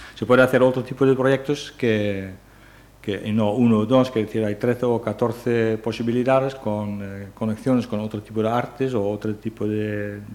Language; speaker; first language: Spanish; non-native, fluent; Dutch